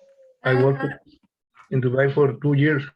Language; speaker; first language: English; non-native, learner; Spanish